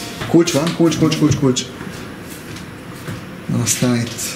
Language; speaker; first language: Hungarian; native; Hungarian